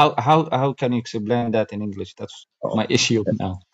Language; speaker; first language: English; non-native, fluent; Arabic